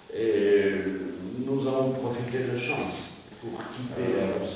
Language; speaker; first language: French; non-native, fluent; Russian